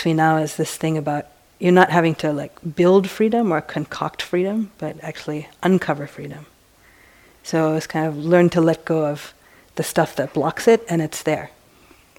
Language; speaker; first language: English; native; English